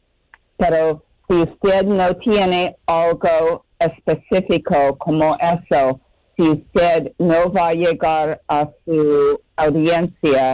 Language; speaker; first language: Spanish; non-native, learner; English